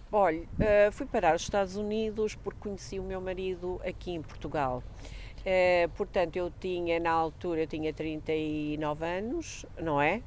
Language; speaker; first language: Portuguese; native; Portuguese